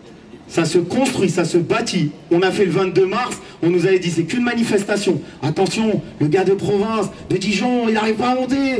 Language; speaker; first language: French; native; French